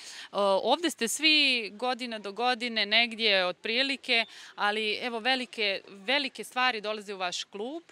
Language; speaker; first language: Serbian; native; Serbian